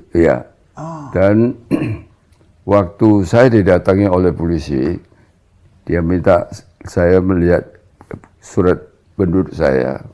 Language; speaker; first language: Indonesian; non-native, local second language; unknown